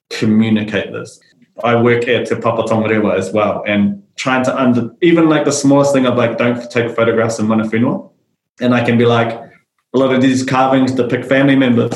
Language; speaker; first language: English; native; English